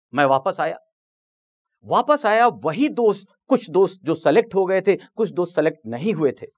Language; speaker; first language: Hindi; native; Hindi